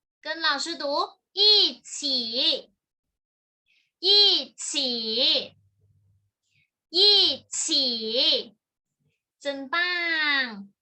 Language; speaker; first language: Chinese; non-native, fluent; Thai